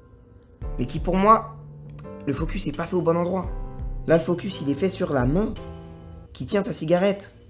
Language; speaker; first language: French; native; French